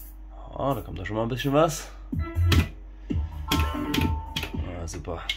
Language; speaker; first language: German; native; German